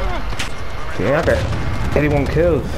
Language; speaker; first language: English; native; English